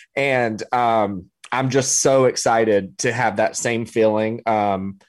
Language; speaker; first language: English; native; English